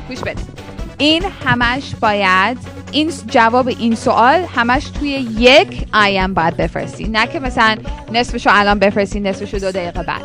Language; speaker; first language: Persian; early bilingual, heritage; Persian